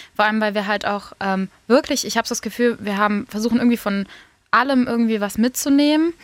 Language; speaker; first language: German; native; German